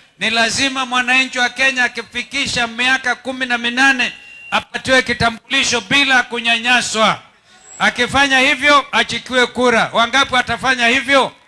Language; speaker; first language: Swahili; non-native, local second language; Kamba